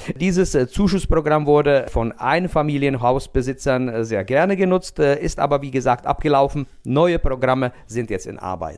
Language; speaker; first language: German; non-native, fluent; Czech